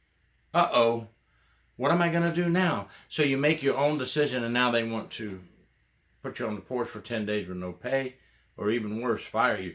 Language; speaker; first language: English; native; English